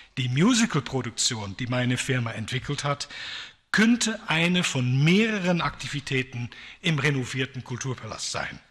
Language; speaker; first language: German; non-native, fluent; Dutch